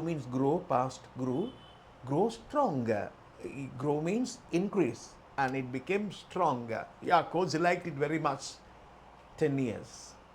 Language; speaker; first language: English; non-native, local second language; Sinhala